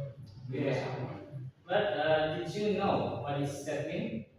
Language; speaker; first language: English; non-native, learner; Indonesian